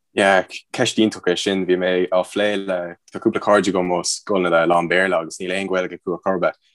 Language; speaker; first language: Irish; native; Irish